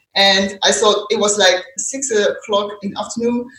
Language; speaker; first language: English; non-native, fluent; Chinese